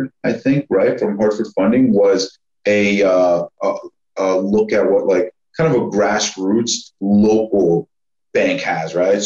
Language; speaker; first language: English; native; English